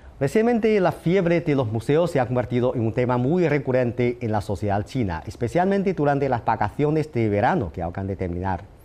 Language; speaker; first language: Spanish; non-native, fluent; Chinese